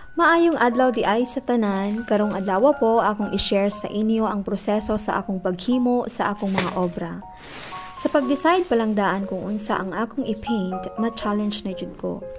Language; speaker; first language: Cebuano; native; Cebuano